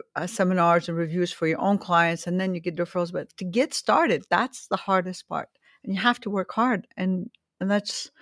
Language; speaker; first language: English; early bilingual, other home language; Arabic